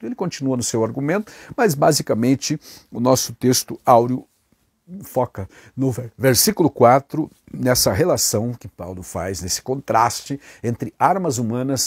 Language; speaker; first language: Portuguese; native; Portuguese